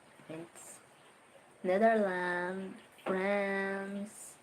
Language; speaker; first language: English; non-native, learner; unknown